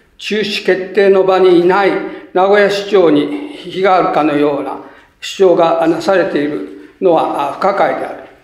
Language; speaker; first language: Japanese; native; Japanese